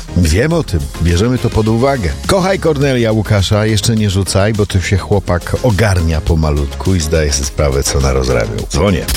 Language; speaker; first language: Polish; native; Polish